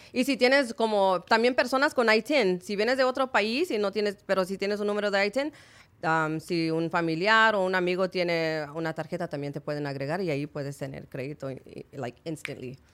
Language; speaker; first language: Spanish; early bilingual, heritage; Spanish